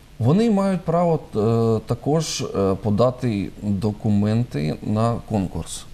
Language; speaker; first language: Ukrainian; native; Ukrainian